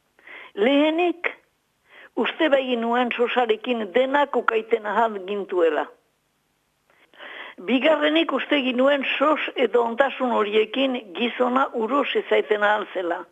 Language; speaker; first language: Basque; native; Basque